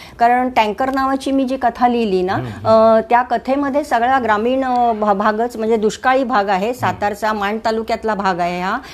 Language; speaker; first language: Marathi; native; Marathi